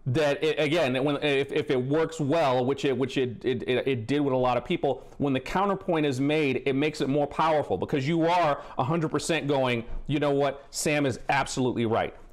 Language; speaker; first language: English; native; English